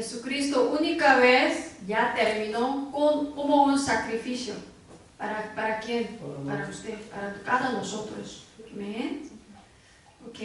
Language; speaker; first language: Spanish; non-native, learner; Korean